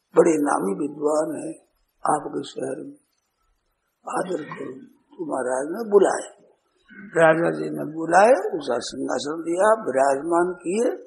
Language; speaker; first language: Hindi; native; Hindi